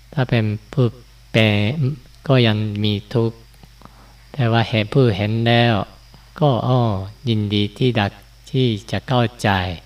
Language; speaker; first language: Thai; non-native, fluent; Japanese